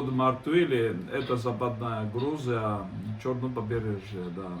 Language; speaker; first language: Russian; non-native, fluent; Georgian